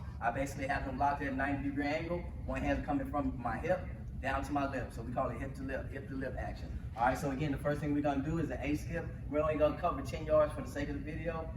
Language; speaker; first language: English; native; English